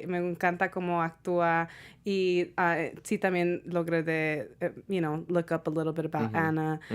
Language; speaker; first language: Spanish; early bilingual, heritage; Spanish